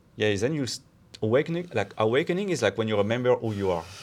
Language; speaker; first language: English; non-native, fluent; French